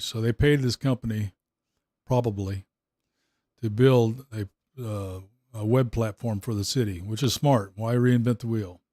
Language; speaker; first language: English; native; English